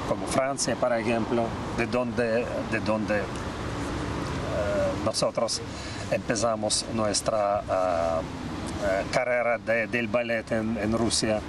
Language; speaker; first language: Spanish; non-native, learner; Russian